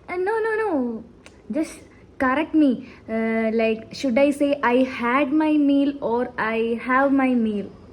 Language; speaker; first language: English; non-native, local second language; Malayalam